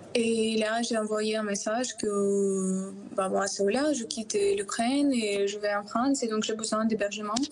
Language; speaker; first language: French; non-native, fluent; Ukrainian